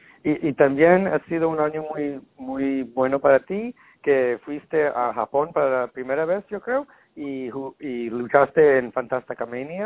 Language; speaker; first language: Spanish; non-native, learner; English